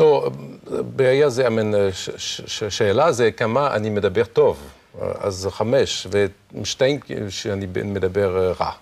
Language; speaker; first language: Hebrew; non-native, learner; French